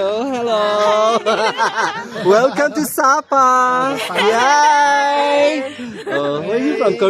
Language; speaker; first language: English; non-native, local second language; Filipino